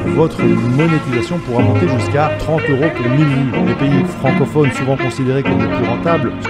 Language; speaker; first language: French; native; French